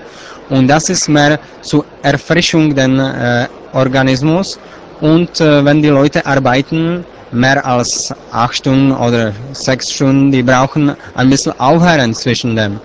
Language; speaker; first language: German; non-native, learner; Czech